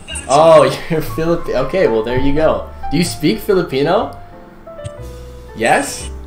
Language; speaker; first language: English; native; English